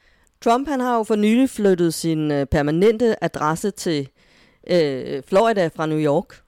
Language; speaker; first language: Danish; native; Danish